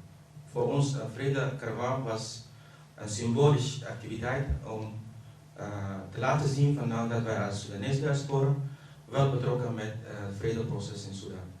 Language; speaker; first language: Dutch; non-native, fluent; Arabic